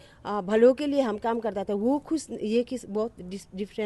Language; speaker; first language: Hindi; non-native, learner; Nepali